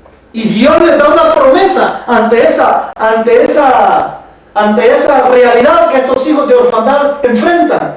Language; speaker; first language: Spanish; native; Spanish